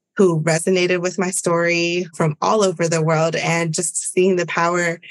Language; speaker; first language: English; early bilingual, other home language; Spanish